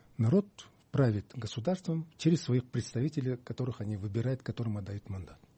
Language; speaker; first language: Russian; non-native, local second language; Kyrgyz